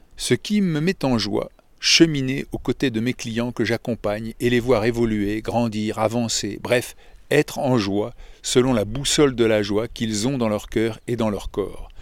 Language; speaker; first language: French; native; French